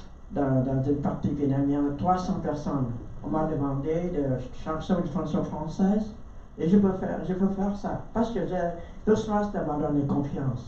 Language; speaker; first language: French; non-native, learner; Vietnamese